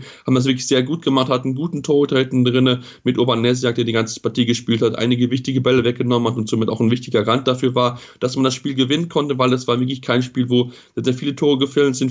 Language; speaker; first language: German; native; German